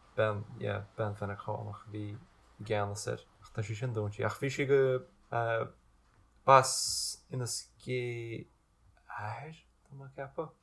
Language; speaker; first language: Irish; native; Irish